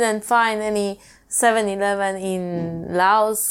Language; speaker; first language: English; non-native, learner; Persian